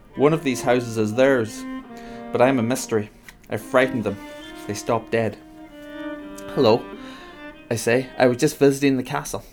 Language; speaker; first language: English; native; English